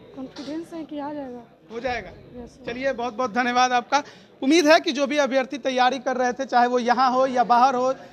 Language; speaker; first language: Hindi; native; Hindi